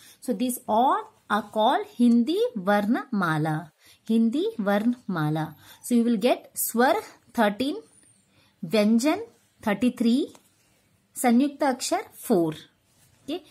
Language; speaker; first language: English; non-native, local second language; Tamil